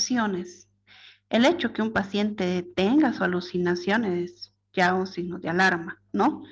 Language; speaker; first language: Spanish; native; Spanish